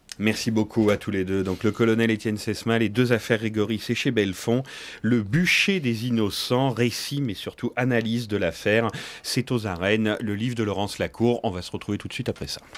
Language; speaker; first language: French; native; French